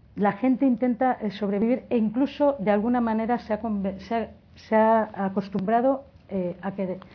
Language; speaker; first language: Spanish; native; Spanish